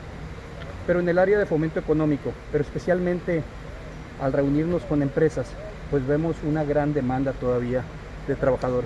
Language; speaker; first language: Spanish; native; Spanish